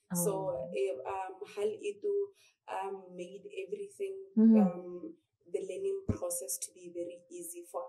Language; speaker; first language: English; non-native, local second language; Tswana